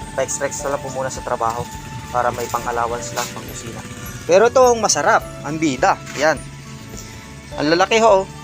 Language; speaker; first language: Filipino; non-native, local second language; Iloko